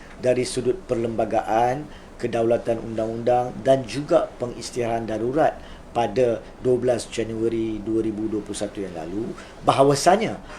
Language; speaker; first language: Malay; native; Malay